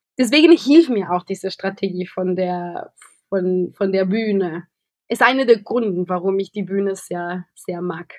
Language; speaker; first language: German; non-native, fluent; Spanish